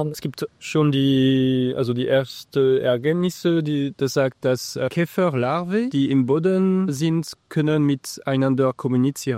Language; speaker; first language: German; non-native, learner; English